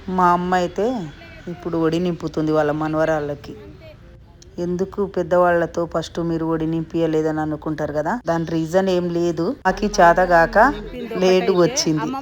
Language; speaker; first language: Telugu; non-native, local second language; Lambadi